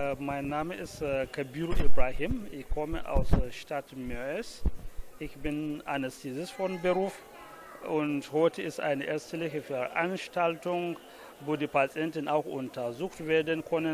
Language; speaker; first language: German; non-native, fluent; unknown